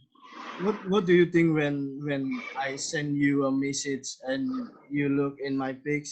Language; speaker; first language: English; non-native, learner; Indonesian